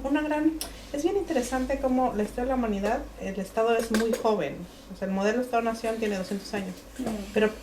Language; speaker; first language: Spanish; non-native, local second language; Mixtepec Mixtec